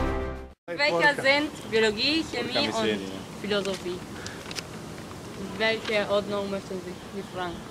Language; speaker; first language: German; non-native, learner; Spanish